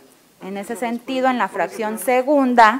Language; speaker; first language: Spanish; native; Spanish